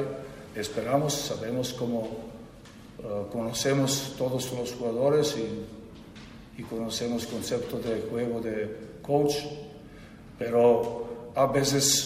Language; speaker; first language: Spanish; non-native, learner; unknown